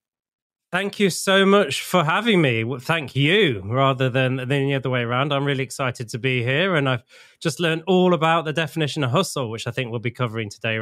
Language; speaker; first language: English; native; English